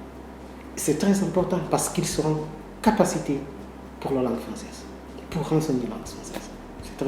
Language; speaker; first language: French; non-native, learner; Portuguese